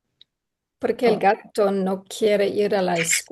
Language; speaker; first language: Spanish; non-native, learner; English